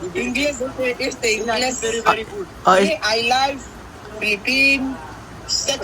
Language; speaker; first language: English; non-native, learner; Spanish